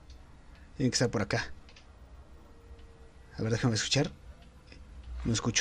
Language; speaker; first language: Spanish; native; Spanish